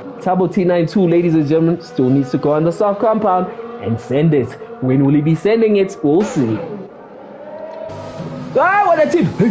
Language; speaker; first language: English; non-native, local second language; Zulu